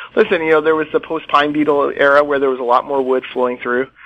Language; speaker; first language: English; native; English